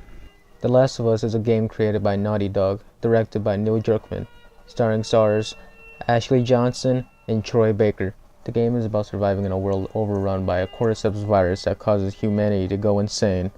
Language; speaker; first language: English; native; English